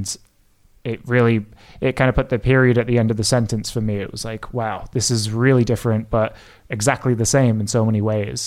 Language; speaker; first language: English; native; English